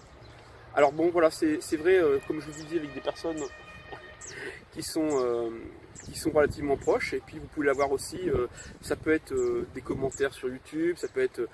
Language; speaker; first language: French; native; French